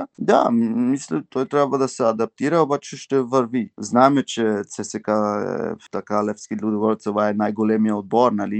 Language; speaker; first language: Bulgarian; early bilingual, heritage; Bulgarian